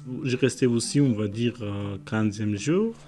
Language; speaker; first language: French; non-native, learner; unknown